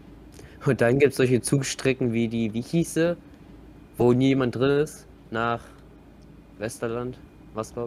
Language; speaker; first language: German; native; German